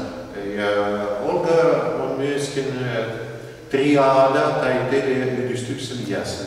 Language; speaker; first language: Finnish; non-native, learner; Russian